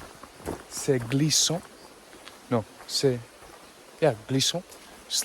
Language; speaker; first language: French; non-native, learner; English